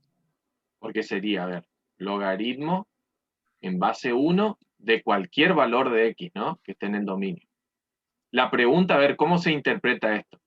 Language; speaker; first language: Spanish; native; Spanish